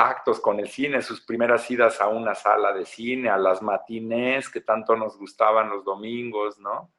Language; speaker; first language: Spanish; native; Spanish